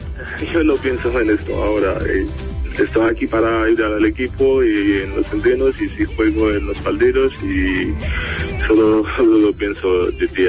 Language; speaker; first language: Spanish; non-native, fluent; Haitian Creole